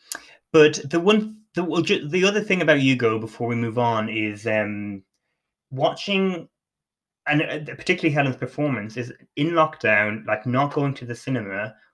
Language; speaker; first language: English; native; English